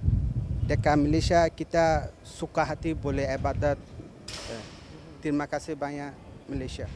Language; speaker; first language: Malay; non-native, learner; Rohingya